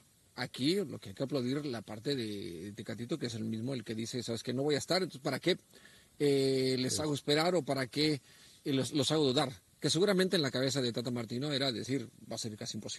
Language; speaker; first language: Spanish; native; Spanish